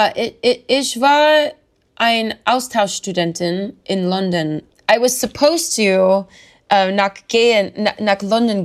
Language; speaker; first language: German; non-native, learner; English